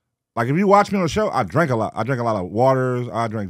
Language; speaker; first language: English; native; English